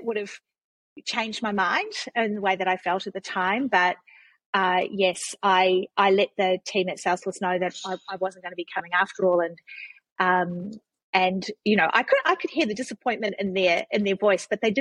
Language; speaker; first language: English; native; English